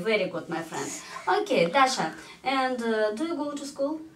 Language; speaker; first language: English; non-native, fluent; Russian